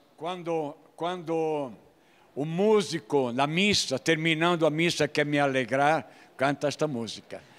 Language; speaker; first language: Portuguese; non-native, fluent; Italian